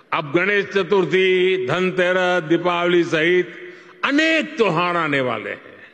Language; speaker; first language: Hindi; non-native, local second language; Gujarati